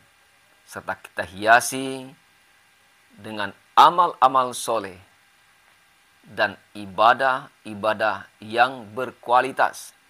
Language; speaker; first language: Indonesian; native; Indonesian